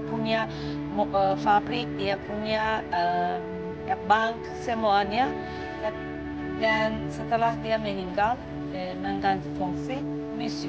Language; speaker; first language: Indonesian; non-native, learner; Turkish